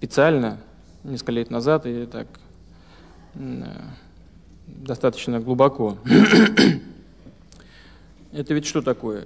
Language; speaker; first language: Russian; native; Russian